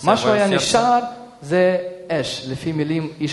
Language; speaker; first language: Hebrew; early bilingual, other home language; Russian